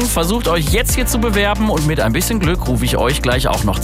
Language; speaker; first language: German; native; German